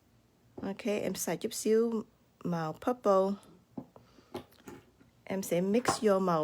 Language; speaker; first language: Vietnamese; early bilingual, heritage; Vietnamese